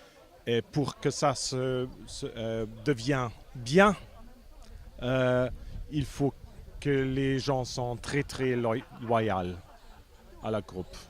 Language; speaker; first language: French; non-native, fluent; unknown